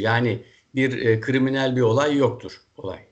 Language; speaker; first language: Turkish; native; Turkish